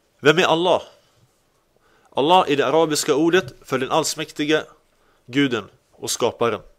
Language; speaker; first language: Swedish; early bilingual, other home language; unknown